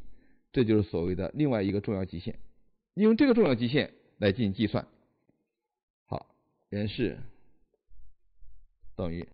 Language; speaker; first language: Chinese; native; Chinese